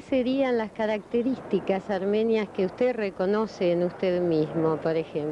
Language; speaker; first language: Spanish; native; Spanish